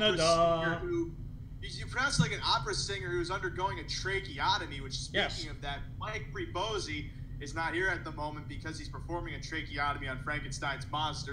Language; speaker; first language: English; native; English